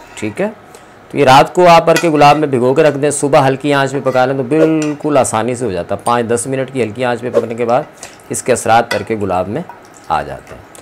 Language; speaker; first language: Urdu; non-native, local second language; Punjabi